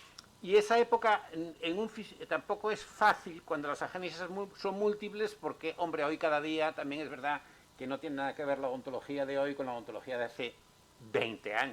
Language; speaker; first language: Spanish; native; Spanish